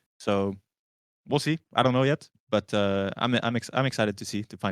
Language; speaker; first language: English; native; English